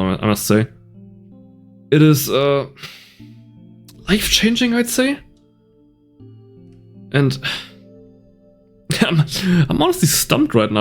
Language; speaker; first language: English; native; English